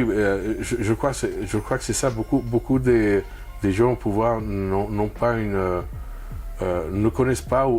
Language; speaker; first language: French; non-native, fluent; Spanish